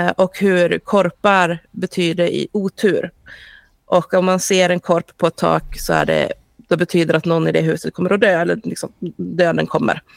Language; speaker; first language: Swedish; early bilingual, other home language; Spanish